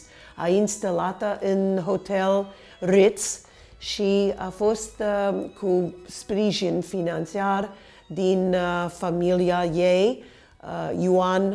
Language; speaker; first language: Romanian; early bilingual, heritage; Romanian